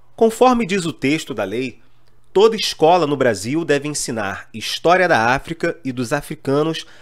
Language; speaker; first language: Portuguese; native; Portuguese